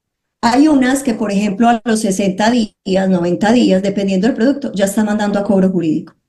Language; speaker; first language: Spanish; native; Spanish